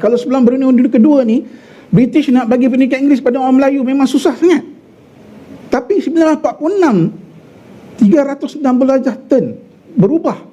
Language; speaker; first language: Malay; native; Malay